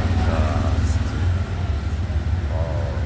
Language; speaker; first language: English; non-native, learner; Slovenian